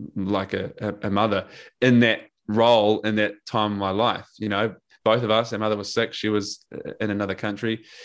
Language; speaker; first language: English; native; English